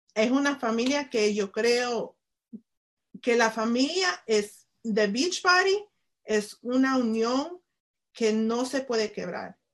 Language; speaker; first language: Spanish; early bilingual, heritage; Spanish